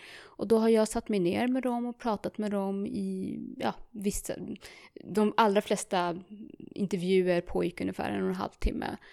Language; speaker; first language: Swedish; early bilingual, other home language; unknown